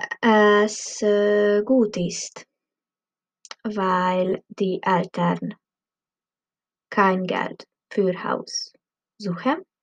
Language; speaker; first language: German; non-native, learner; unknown